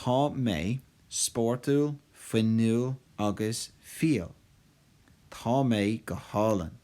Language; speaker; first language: Irish; non-native, local second language; English